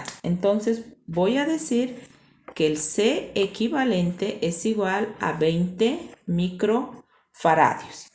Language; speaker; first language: Spanish; native; Spanish